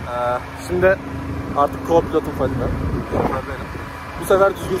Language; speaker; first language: Turkish; native; Turkish